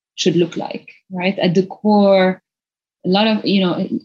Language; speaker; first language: English; non-native, fluent; Arabic